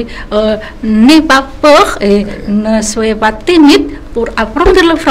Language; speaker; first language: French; non-native, learner; Indonesian